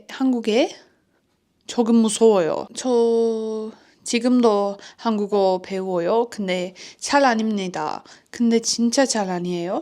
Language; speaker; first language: Korean; non-native, learner; Turkish